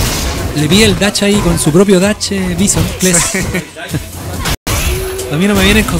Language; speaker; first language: Spanish; native; Spanish